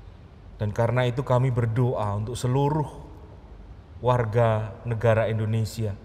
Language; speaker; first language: Indonesian; native; Indonesian